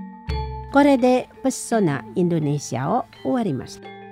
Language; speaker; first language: Japanese; non-native, learner; Indonesian